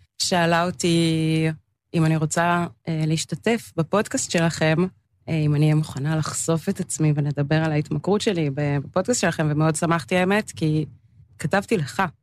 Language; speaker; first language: Hebrew; early bilingual, other home language; English